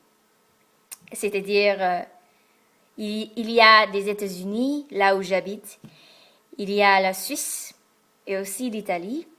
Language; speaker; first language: French; non-native, fluent; English